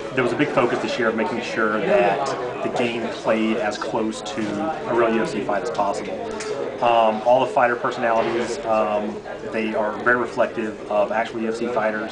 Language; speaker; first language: English; native; English